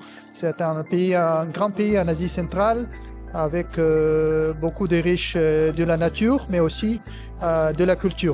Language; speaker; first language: French; non-native, fluent; Kazakh